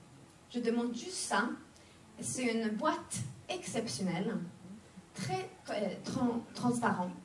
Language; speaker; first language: French; non-native, fluent; Swedish